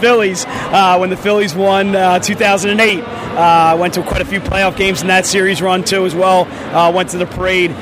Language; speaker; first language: English; native; English